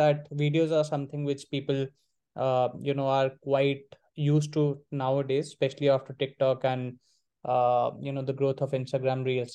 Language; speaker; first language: English; non-native, local second language; Hindi